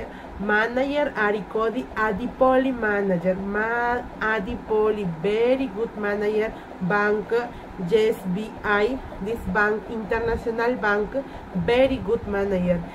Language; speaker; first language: English; non-native, learner; Spanish